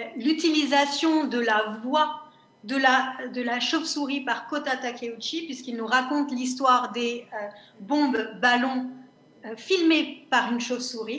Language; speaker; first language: French; native; French